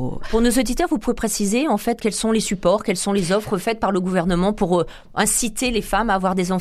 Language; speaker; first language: French; non-native, local second language; Korean